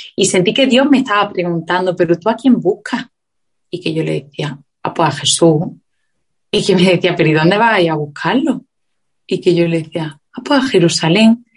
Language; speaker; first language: Spanish; native; Spanish